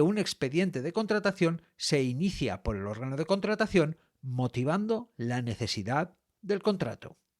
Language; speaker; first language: Spanish; native; Spanish